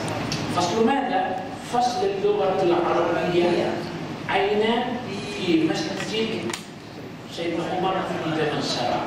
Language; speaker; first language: Arabic; non-native, fluent; Malay